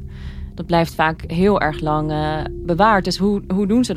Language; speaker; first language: Dutch; native; Dutch